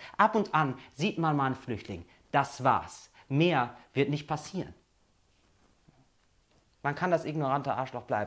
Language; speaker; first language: German; native; German